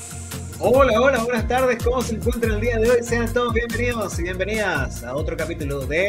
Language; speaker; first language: Spanish; native; Spanish